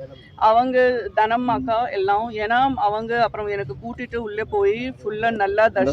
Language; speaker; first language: Tamil; non-native, learner; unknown